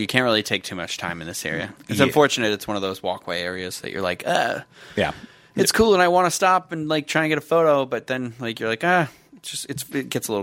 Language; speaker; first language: English; native; English